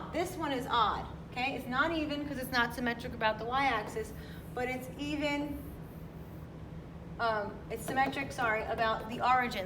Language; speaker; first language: English; native; English